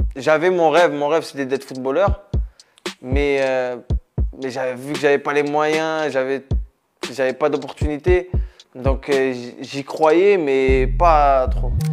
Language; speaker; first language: French; early bilingual, other home language; Arabic